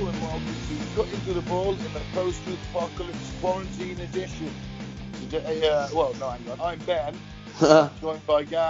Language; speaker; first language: English; native; English